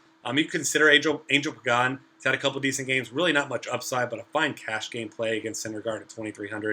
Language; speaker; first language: English; native; English